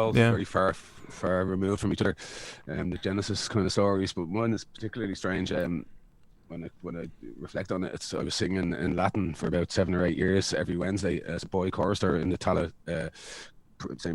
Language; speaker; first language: English; native; English